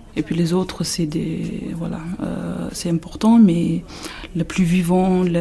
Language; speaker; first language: French; non-native, fluent; Tibetan